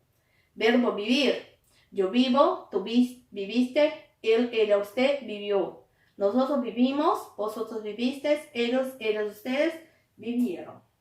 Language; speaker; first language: Spanish; non-native, fluent; Portuguese